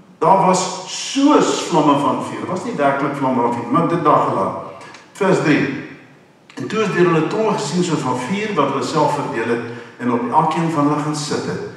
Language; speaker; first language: Afrikaans; non-native, local second language; English